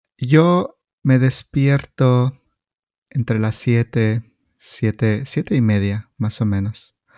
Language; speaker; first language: Spanish; native; Spanish